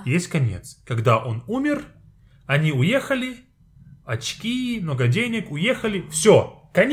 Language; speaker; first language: Russian; non-native, fluent; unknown